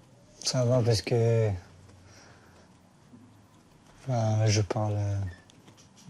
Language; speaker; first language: French; non-native, fluent; Persian